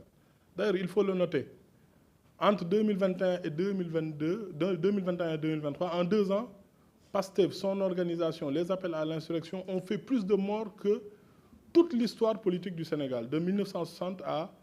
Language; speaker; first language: French; non-native, local second language; Wolof